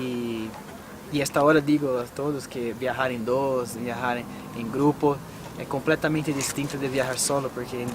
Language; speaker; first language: Spanish; non-native, fluent; Portuguese